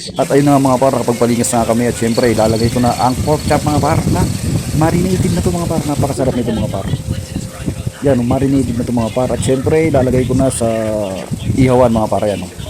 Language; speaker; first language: Filipino; native; Filipino